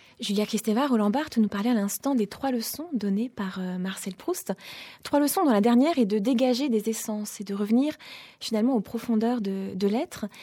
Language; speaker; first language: French; native; French